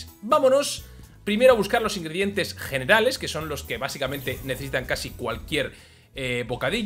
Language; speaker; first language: Spanish; native; Spanish